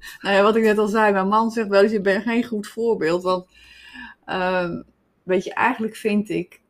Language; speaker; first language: Dutch; native; Dutch